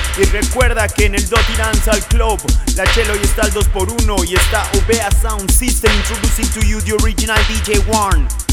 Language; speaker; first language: Spanish; native; Spanish